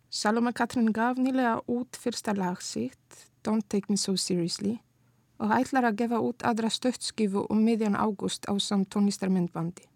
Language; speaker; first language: Icelandic; non-native, fluent; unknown